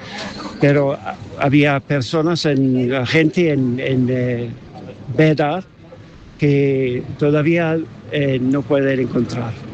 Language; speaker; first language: Spanish; non-native, learner; English